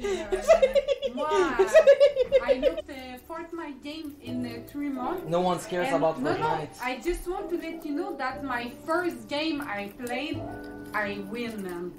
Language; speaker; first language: English; non-native, learner; French